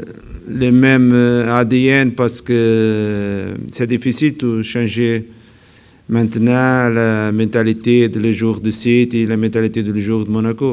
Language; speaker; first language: French; non-native, learner; Portuguese